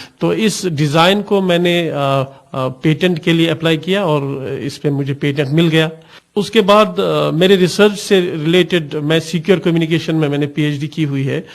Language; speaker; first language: Urdu; non-native, local second language; Kashmiri